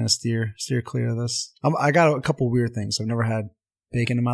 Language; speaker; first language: English; non-native, local second language; Armenian